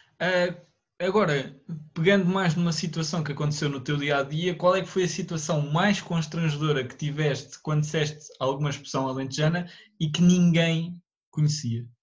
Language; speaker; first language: Portuguese; native; Portuguese